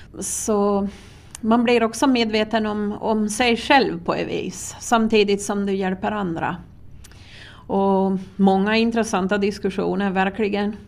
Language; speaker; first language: Swedish; native; Swedish